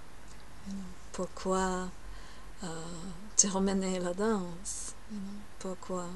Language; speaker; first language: French; non-native, learner; English